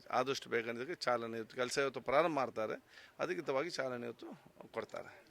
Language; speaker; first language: Kannada; non-native, local second language; Malayalam